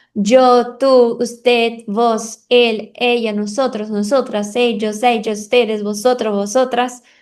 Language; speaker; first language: Spanish; non-native, fluent; Portuguese